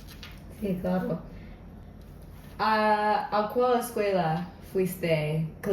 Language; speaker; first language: Spanish; non-native, local second language; English